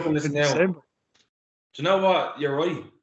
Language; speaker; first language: English; native; English